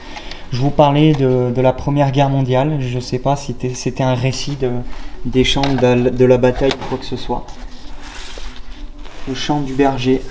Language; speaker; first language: French; native; French